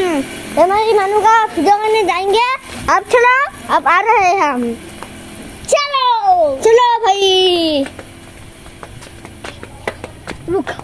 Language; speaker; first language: Hindi; non-native, local second language; Assamese